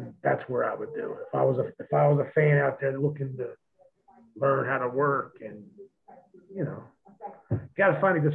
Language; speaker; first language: English; native; English